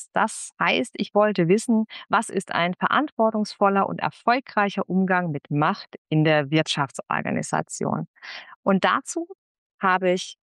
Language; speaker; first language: German; native; German